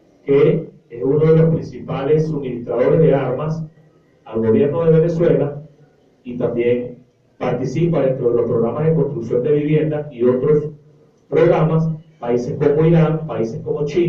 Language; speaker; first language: Spanish; native; Spanish